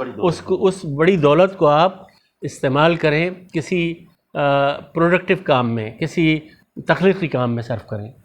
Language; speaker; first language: Urdu; native; Urdu